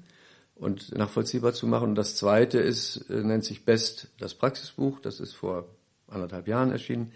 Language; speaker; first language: German; native; German